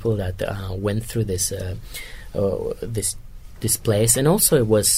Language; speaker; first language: English; non-native, fluent; Kazakh